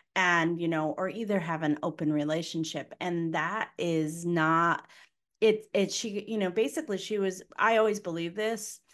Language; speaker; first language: English; native; English